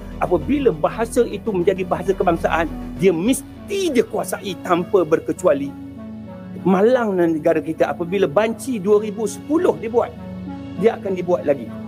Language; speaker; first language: Malay; native; Malay